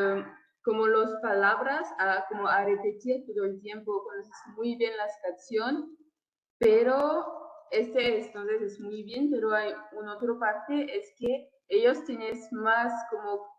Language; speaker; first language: Spanish; non-native, learner; French